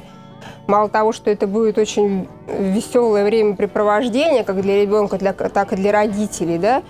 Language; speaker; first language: Russian; native; Russian